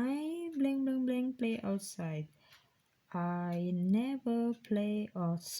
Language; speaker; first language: English; non-native, fluent; Indonesian